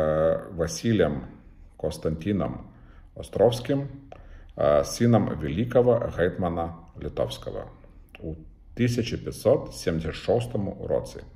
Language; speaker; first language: Ukrainian; non-native, fluent; Lithuanian